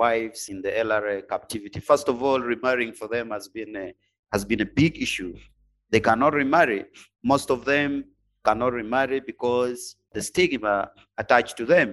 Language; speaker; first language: English; non-native, local second language; Acoli